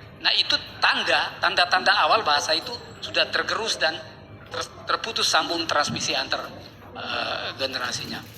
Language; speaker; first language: Indonesian; non-native, local second language; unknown